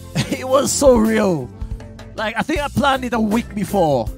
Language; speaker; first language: English; non-native, local second language; Seselwa Creole French